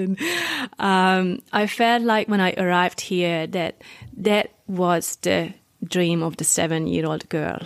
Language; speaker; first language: English; non-native, fluent; Hungarian